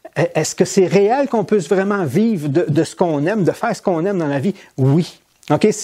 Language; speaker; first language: French; native; French